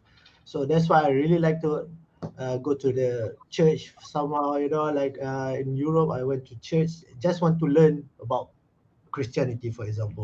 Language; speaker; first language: English; non-native, local second language; Malay